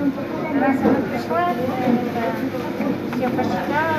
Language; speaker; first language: Russian; native; Russian